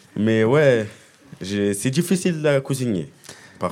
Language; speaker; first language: French; early bilingual, other home language; Kabuverdianu